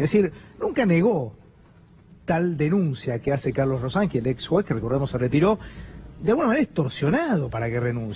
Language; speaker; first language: Spanish; native; Spanish